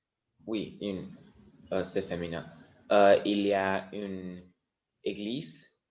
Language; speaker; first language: French; non-native, learner; Spanish